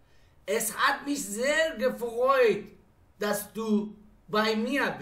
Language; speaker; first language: German; non-native, fluent; Persian